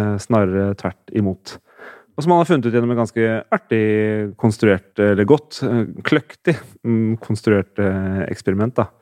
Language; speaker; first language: Norwegian; native; Norwegian